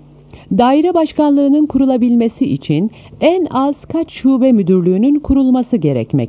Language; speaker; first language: Turkish; native; Turkish